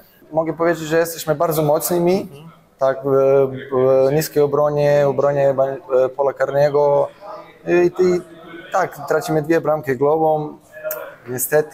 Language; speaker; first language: Polish; non-native, fluent; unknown